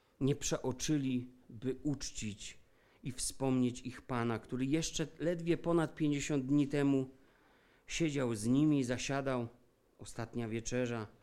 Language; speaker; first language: Polish; native; Polish